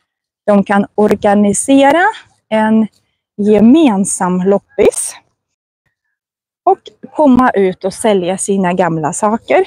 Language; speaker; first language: Swedish; non-native, fluent; Russian